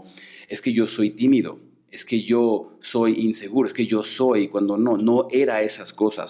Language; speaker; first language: Spanish; native; Spanish